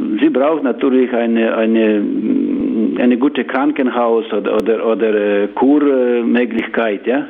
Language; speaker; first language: German; non-native, learner; Ukrainian